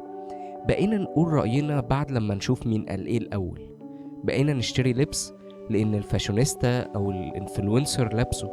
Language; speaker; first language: Arabic; native; Arabic